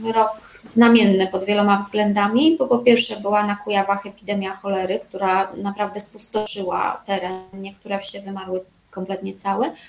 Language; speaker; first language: Polish; native; Polish